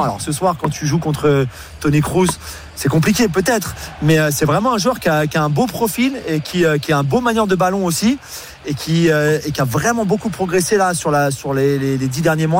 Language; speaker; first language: French; non-native, fluent; English